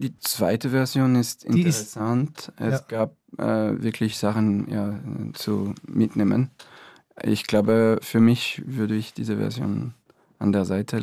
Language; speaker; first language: German; non-native, fluent; French